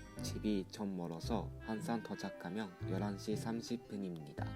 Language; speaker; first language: Korean; non-native, fluent; Japanese